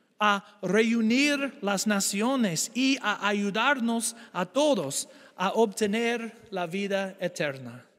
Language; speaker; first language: Spanish; non-native, fluent; English